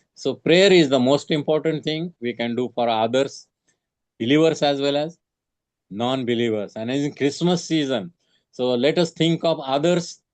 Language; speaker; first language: English; non-native, local second language; Marathi